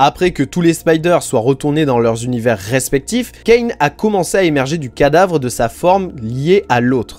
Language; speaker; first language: French; native; French